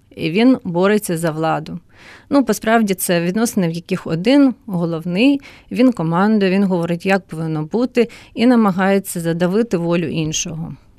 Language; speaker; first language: Ukrainian; non-native, local second language; Russian